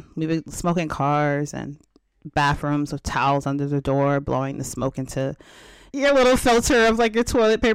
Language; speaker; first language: English; native; English